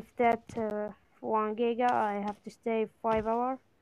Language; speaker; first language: English; non-native, learner; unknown